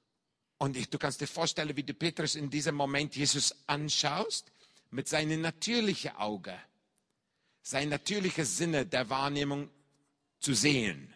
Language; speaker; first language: German; non-native, fluent; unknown